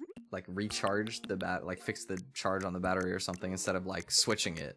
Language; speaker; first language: English; native; English